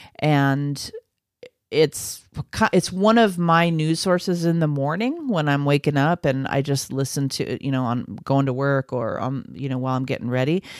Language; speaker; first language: English; native; English